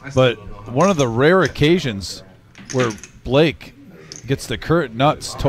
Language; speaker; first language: English; native; English